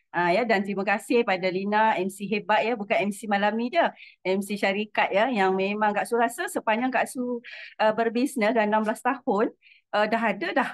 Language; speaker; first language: Malay; native; Malay